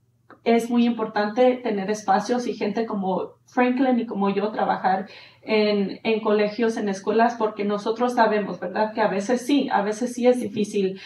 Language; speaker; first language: Spanish; early bilingual, heritage; Spanish